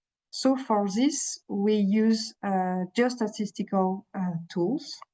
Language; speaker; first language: English; non-native, fluent; French